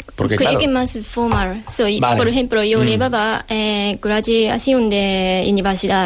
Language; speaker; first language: Spanish; non-native, learner; Japanese